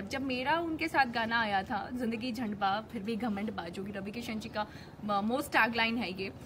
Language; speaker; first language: Hindi; native; Hindi